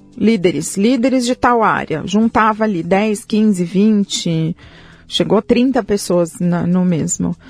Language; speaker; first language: Portuguese; early bilingual, other home language; Spanish